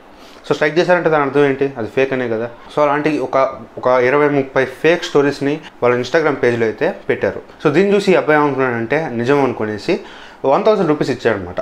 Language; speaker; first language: Telugu; native; Telugu